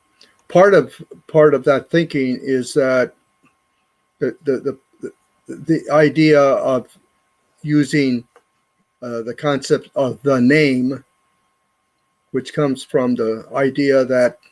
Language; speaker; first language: English; native; English